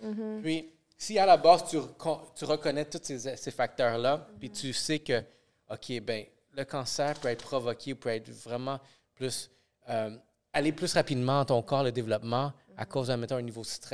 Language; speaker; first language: French; native; French